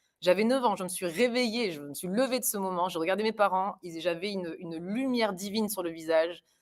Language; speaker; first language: French; early bilingual, other home language; German